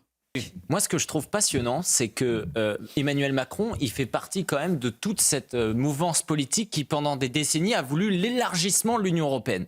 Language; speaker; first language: French; native; French